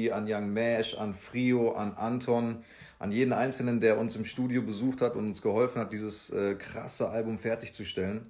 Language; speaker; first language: German; native; German